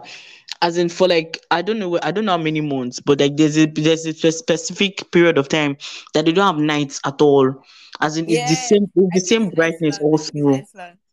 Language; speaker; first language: English; non-native, local second language; Yoruba